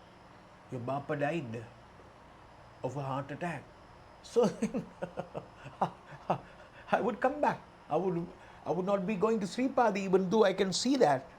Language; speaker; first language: English; non-native, local second language; Sinhala